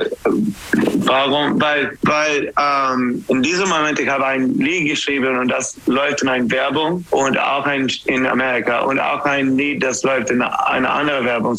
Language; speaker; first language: German; non-native, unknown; English